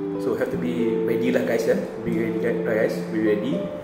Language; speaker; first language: English; non-native, local second language; Malay